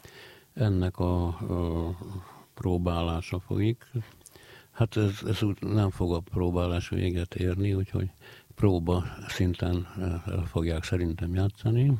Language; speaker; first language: Hungarian; native; Hungarian